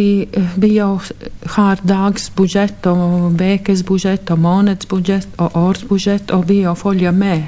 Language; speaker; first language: Norwegian; non-native, fluent; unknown